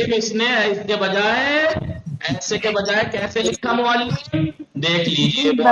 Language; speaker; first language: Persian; non-native, fluent; Urdu